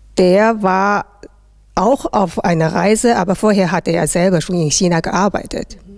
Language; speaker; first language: German; non-native, fluent; Chinese